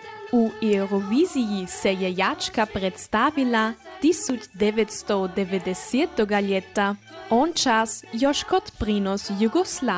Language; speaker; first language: Croatian; native; Croatian